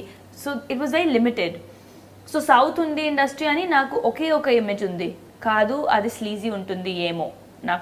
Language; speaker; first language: Telugu; non-native, local second language; Hindi